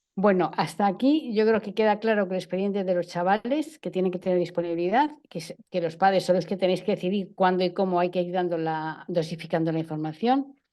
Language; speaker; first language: Spanish; native; Spanish